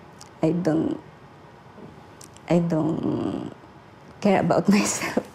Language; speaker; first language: English; non-native, fluent; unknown